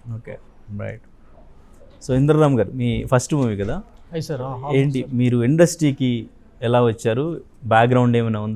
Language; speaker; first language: Telugu; native; Telugu